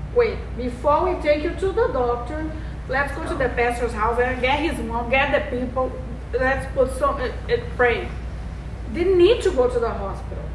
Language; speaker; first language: English; non-native, fluent; Portuguese